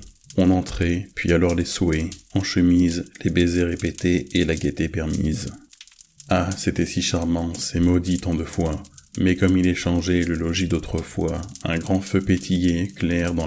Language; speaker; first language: French; native; French